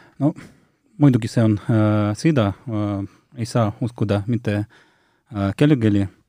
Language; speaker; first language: Estonian; non-native, local second language; Russian